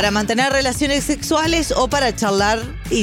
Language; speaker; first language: Spanish; native; Spanish